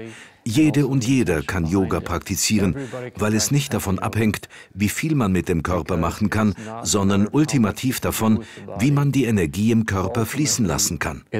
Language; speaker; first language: German; native; German